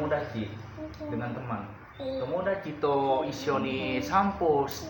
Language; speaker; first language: Japanese; non-native, learner; Indonesian